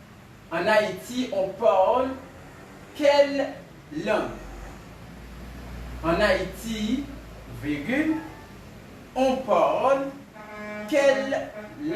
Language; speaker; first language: French; non-native, local second language; Haitian Creole